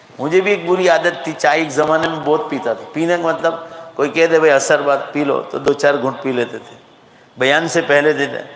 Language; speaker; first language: Urdu; non-native, local second language; Gujarati